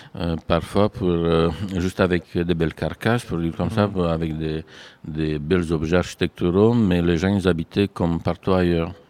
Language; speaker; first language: French; non-native, fluent; Romanian